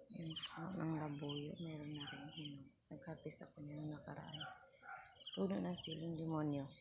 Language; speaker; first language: Filipino; non-native, local second language; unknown